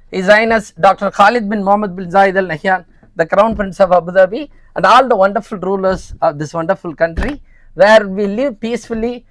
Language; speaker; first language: English; non-native, local second language; Tamil